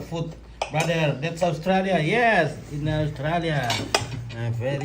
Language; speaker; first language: English; non-native, learner; Indonesian